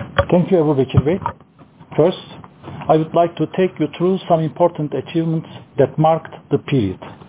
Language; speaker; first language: English; non-native, fluent; Turkish